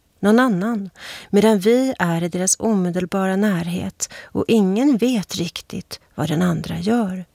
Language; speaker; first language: Swedish; native; Swedish